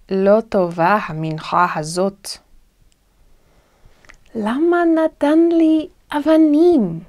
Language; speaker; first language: Hebrew; non-native, fluent; English